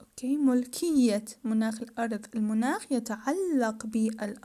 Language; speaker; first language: Arabic; native; Arabic